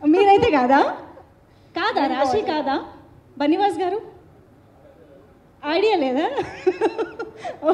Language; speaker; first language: Telugu; native; Telugu